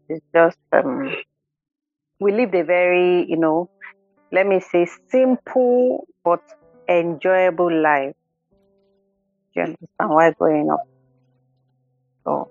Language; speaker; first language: English; non-native, local second language; Igbo